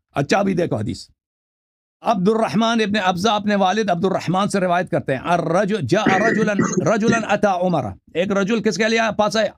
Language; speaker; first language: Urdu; non-native, fluent; Persian